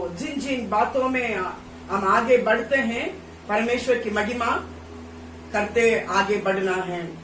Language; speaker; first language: Hindi; non-native, local second language; Tamil